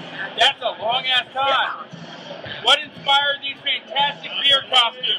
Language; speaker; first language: English; native; English